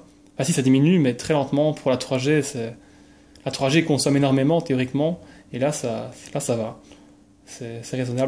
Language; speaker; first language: French; native; French